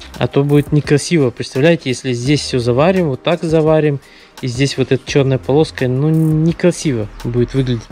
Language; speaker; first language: Russian; early bilingual, heritage; Russian